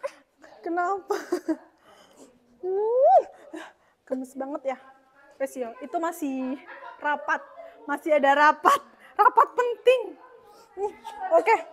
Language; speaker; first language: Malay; non-native, local second language; Javanese